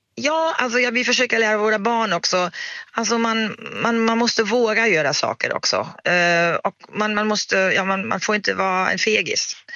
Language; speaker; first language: Swedish; non-native, fluent; German